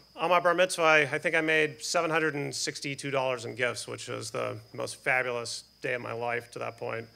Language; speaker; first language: English; native; English